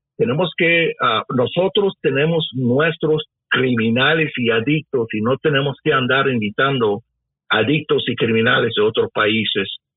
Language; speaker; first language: Spanish; early bilingual, heritage; Spanish